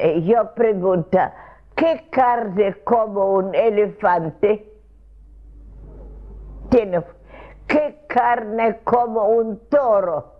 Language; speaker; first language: Spanish; non-native, fluent; Russian